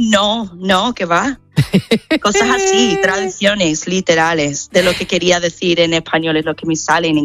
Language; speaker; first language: Spanish; non-native, fluent; English